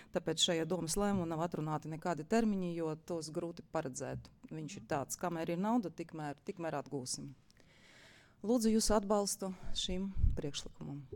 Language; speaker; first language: Latvian; native; Latvian